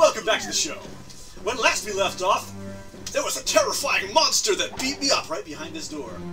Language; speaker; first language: English; native; English